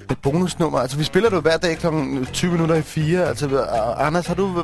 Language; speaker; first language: Danish; native; Danish